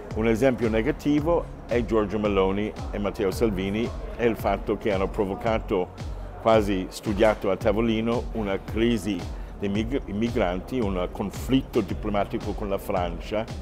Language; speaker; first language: Italian; non-native, fluent; English